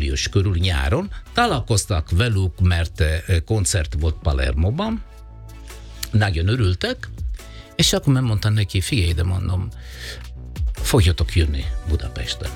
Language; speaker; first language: Hungarian; non-native, learner; Italian